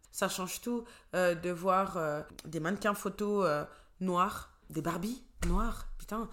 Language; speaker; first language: French; early bilingual, other home language; Portuguese